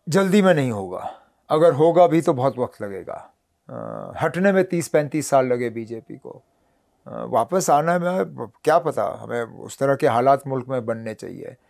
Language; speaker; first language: Hindi; non-native, local second language; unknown